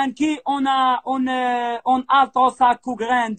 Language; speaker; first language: Italian; non-native, learner; Arabic